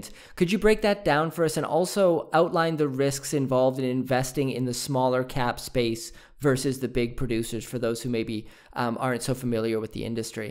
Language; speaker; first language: English; native; English